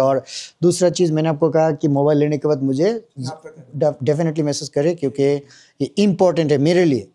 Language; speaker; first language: Hindi; non-native, fluent; Bangla